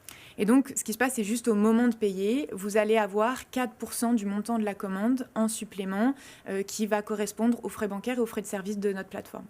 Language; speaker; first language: French; native; French